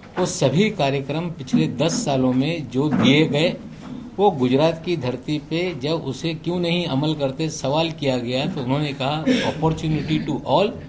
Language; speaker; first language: Hindi; native; Hindi